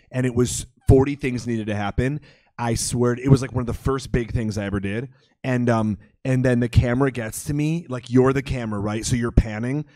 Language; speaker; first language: English; native; English